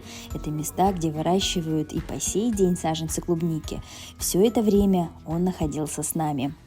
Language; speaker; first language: Russian; native; Russian